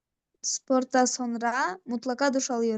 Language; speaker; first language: Turkish; non-native, learner; Kyrgyz